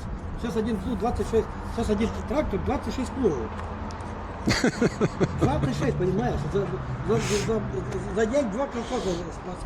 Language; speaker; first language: Russian; non-native, local second language; Ukrainian